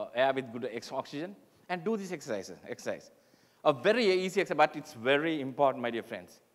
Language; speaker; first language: English; non-native, local second language; Sinhala